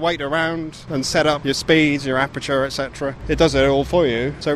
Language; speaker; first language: English; native; English